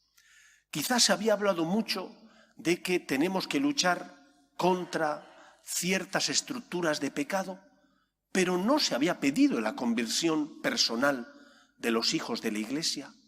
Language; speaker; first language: Spanish; native; Spanish